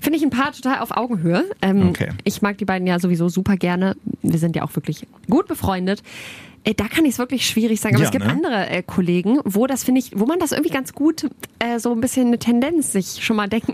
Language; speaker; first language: German; native; German